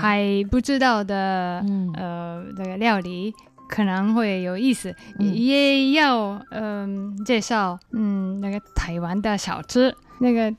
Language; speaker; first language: Chinese; non-native, learner; Japanese